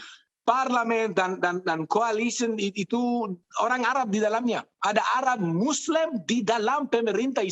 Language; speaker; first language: Indonesian; non-native, fluent; Hebrew